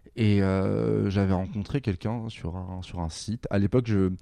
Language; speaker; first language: French; non-native, local second language; Arabic